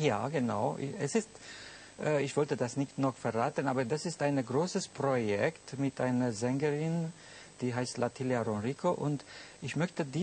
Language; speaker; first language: German; non-native, fluent; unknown